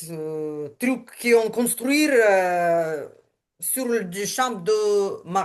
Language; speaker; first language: French; non-native, learner; Ukrainian